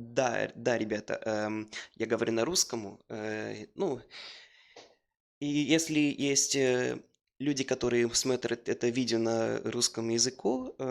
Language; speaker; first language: Russian; early bilingual, heritage; Russian